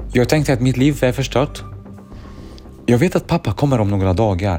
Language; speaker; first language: Swedish; early bilingual, other home language; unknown